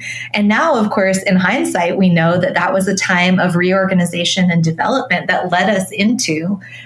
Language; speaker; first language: English; native; English